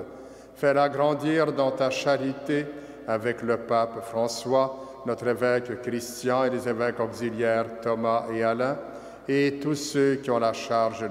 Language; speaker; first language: French; native; French